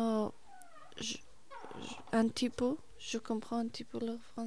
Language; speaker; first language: French; non-native, learner; Persian